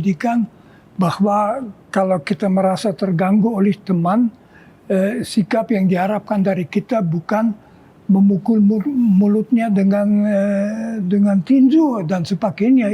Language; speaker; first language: Indonesian; non-native, fluent; German